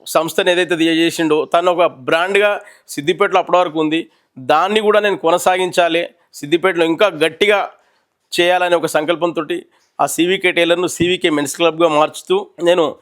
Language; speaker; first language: Telugu; native; Telugu